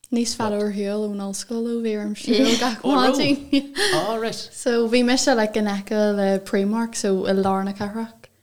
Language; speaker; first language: Irish; non-native, local second language; English